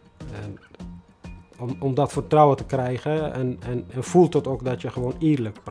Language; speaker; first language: Dutch; non-native, fluent; Tigrinya